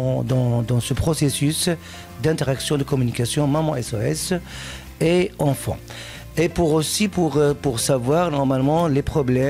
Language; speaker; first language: French; non-native, local second language; Arabic